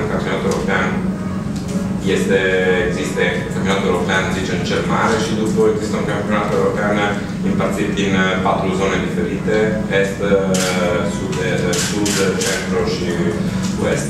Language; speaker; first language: Romanian; non-native, fluent; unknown